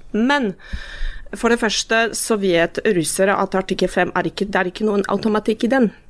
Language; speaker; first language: Norwegian; non-native, fluent; Polish